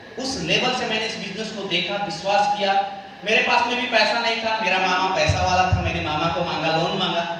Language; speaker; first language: Hindi; non-native, local second language; Nepali